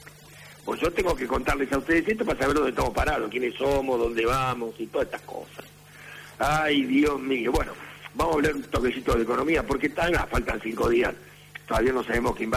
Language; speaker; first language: Spanish; native; Spanish